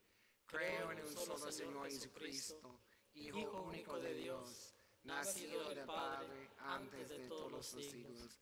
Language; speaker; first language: Spanish; non-native, learner; English